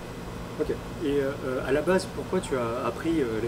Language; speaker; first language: French; early bilingual, other home language; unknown